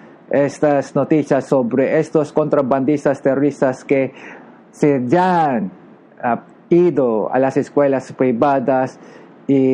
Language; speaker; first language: Spanish; non-native, learner; Filipino